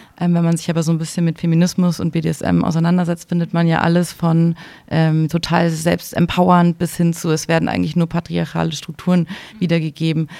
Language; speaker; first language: German; native; German